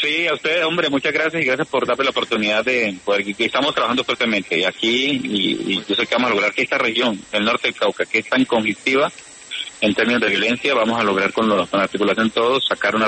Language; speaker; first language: Spanish; native; Spanish